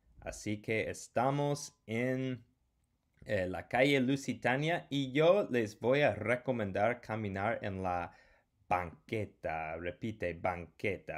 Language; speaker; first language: Spanish; non-native, fluent; English